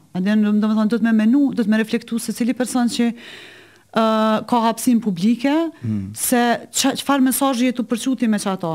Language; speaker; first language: Albanian; native; Albanian